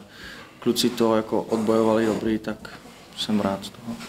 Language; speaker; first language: Czech; non-native, fluent; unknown